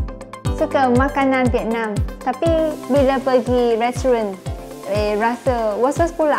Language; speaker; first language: Indonesian; non-native, fluent; Vietnamese